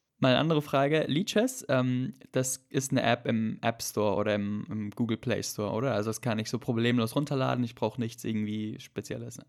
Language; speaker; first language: German; native; German